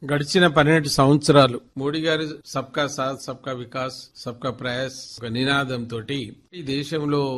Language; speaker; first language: Telugu; non-native, local second language; Lambadi